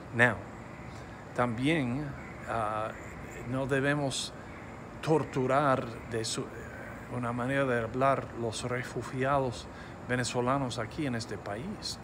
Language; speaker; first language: Spanish; non-native, fluent; English